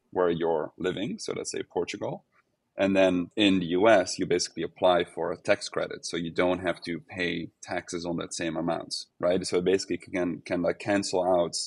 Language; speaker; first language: English; non-native, fluent; Dutch